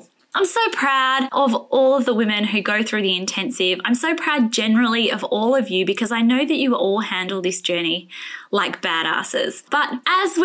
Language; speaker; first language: English; native; English